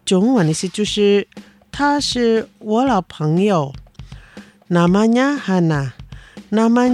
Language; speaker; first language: Chinese; non-native, learner; Indonesian